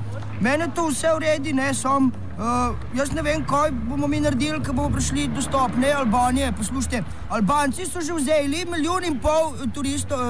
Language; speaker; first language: Slovenian; native; Slovenian